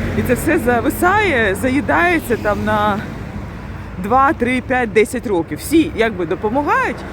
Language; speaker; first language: Ukrainian; native; Ukrainian